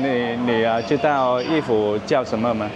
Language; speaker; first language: Chinese; non-native, learner; Vietnamese